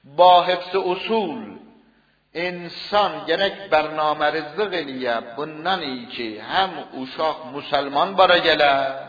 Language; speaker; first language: Persian; non-native, local second language; Azerbaijani